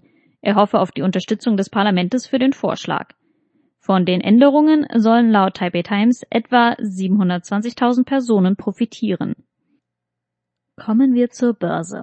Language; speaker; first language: German; native; German